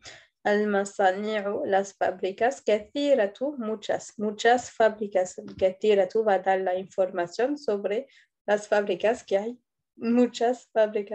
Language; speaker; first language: Spanish; non-native, fluent; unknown